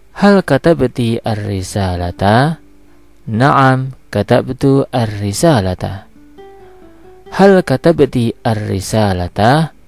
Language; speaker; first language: Arabic; non-native, local second language; Indonesian